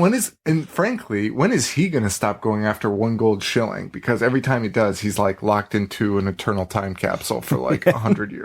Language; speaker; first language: English; native; English